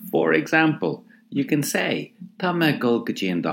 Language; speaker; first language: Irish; non-native, local second language; English